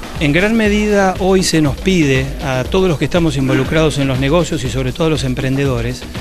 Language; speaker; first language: Spanish; native; Spanish